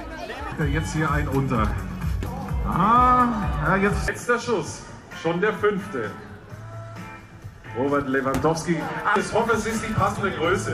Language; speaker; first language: German; native; German